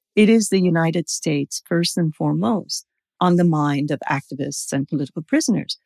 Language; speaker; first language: English; non-native, fluent; Persian